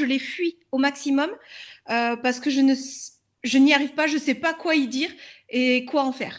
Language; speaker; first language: French; native; French